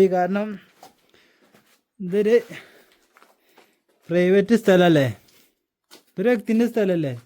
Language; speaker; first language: Malayalam; native; Malayalam